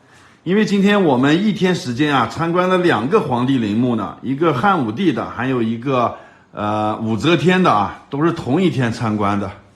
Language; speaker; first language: Chinese; native; Chinese